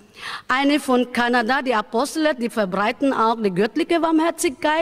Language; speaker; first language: German; non-native, learner; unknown